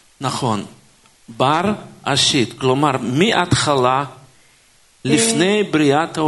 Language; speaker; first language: Hebrew; non-native, fluent; Russian